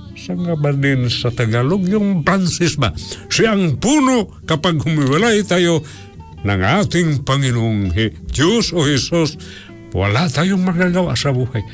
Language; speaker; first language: Filipino; non-native, local second language; Cebuano